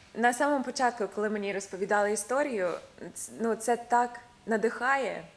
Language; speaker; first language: Ukrainian; non-native, fluent; English